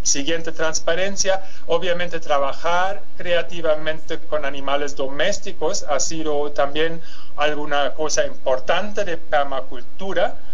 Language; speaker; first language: Spanish; non-native, fluent; German